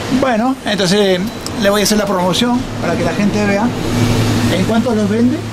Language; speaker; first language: Spanish; non-native, learner; French